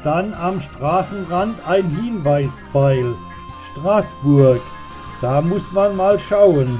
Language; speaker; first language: German; native; German